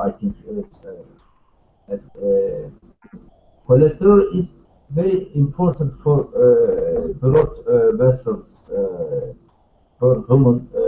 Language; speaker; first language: English; non-native, learner; Turkish